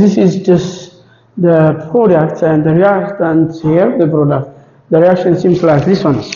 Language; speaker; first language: English; non-native, local second language; Amharic